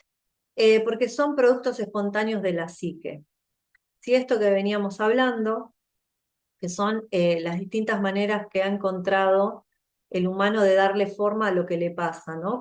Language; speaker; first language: Spanish; native; Spanish